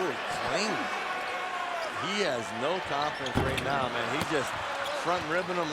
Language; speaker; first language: English; native; English